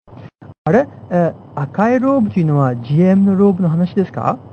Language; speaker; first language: Japanese; non-native, fluent; English